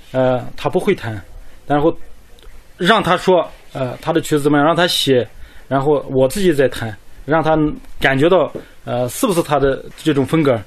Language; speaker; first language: Chinese; non-native, local second language; Kazakh